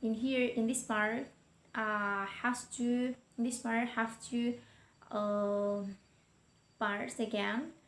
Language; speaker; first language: English; non-native, learner; Indonesian